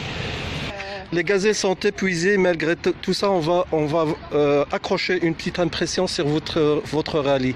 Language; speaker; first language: French; non-native, local second language; Arabic